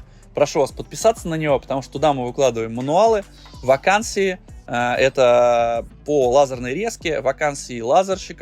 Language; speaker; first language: Russian; native; Russian